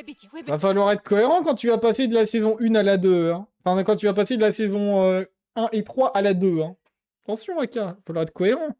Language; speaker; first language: French; native; French